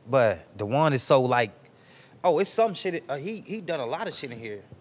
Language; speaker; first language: English; native; English